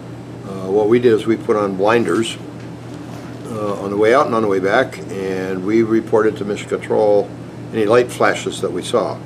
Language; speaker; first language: English; native; English